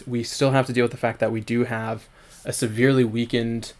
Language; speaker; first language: English; native; English